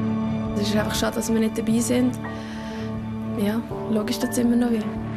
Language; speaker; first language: German; native; German